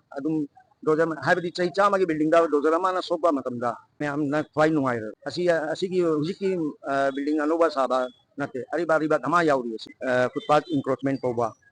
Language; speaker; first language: Manipuri; native; Manipuri